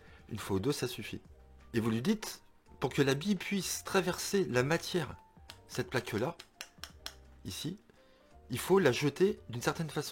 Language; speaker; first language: French; native; French